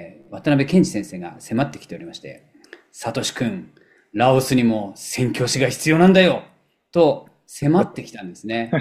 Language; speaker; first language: Japanese; native; Japanese